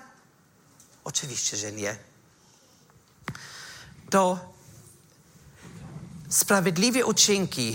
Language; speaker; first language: Polish; non-native, fluent; German